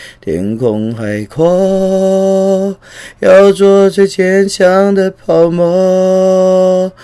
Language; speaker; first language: Chinese; native; Chinese